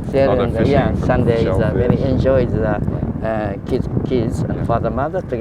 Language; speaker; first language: English; non-native, learner; Japanese